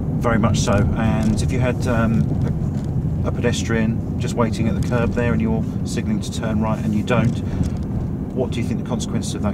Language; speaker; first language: English; native; English